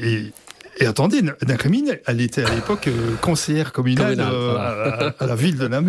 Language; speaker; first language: French; native; French